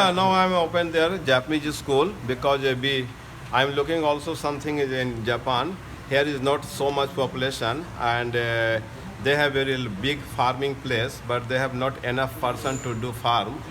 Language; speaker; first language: English; non-native, local second language; Hindi